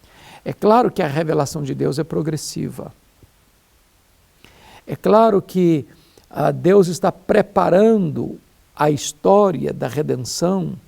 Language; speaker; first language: Portuguese; native; Portuguese